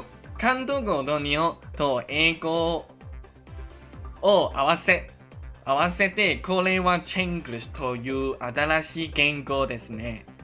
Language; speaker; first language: Japanese; non-native, learner; Cantonese